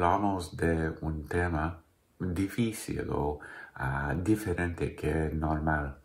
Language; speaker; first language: Spanish; non-native, learner; English